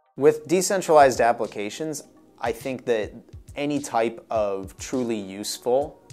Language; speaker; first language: English; native; English